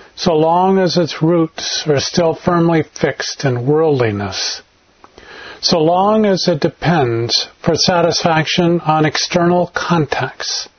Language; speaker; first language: English; native; English